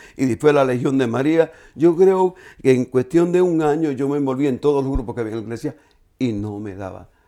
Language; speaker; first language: Spanish; native; Spanish